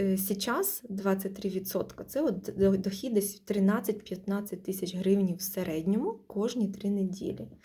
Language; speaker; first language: Ukrainian; non-native, local second language; Russian